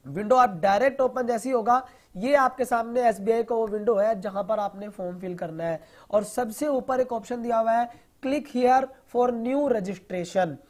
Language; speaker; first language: Hindi; non-native, local second language; Punjabi